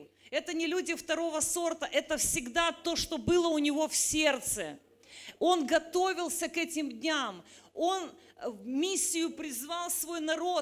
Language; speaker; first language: Russian; native; Russian